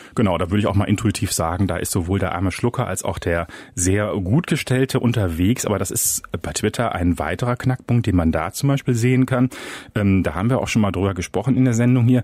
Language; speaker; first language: German; native; German